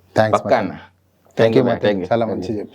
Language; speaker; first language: Telugu; native; Telugu